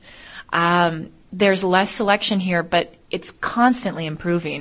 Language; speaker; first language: English; native; English